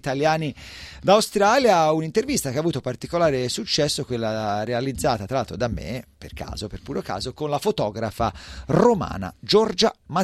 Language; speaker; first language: Italian; native; Italian